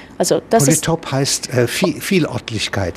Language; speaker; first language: German; native; German